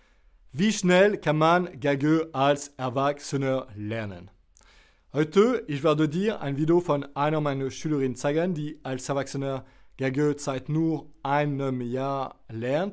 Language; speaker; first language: German; non-native, fluent; French